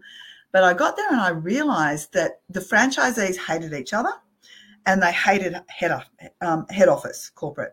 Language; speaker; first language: English; native; English